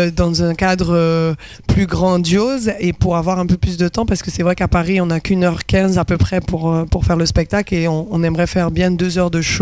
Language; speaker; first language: French; native; French